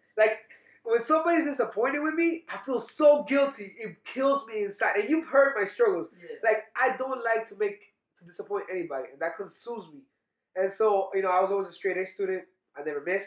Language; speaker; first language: English; early bilingual, other home language; Spanish